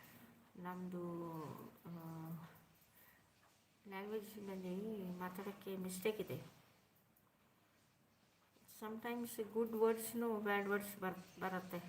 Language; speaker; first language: Kannada; non-native, local second language; Urdu